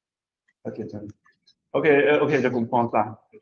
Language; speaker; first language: French; non-native, learner; Chinese